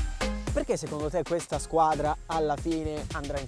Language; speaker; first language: Italian; native; Italian